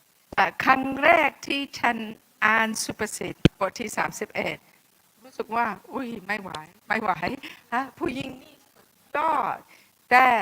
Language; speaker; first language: Thai; non-native, fluent; English